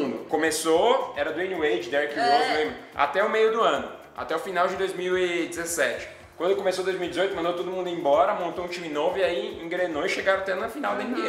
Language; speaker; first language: Portuguese; native; Portuguese